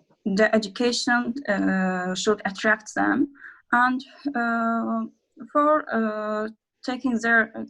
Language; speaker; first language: English; non-native, learner; Azerbaijani